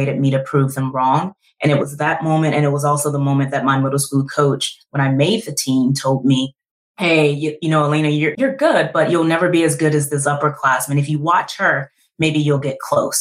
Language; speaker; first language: English; native; English